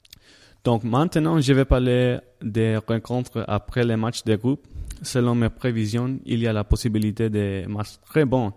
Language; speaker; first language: French; non-native, learner; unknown